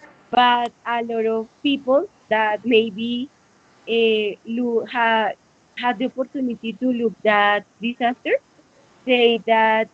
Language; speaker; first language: English; non-native, learner; Spanish